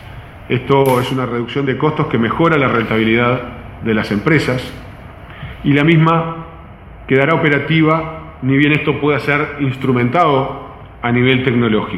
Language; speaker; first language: Spanish; native; Spanish